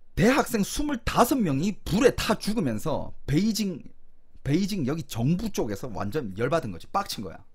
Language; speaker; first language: Korean; native; Korean